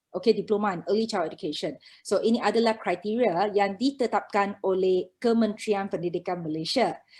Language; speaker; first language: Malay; non-native, local second language; Chinese